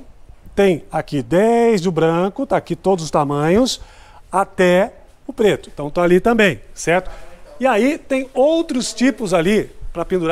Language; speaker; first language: Portuguese; native; Portuguese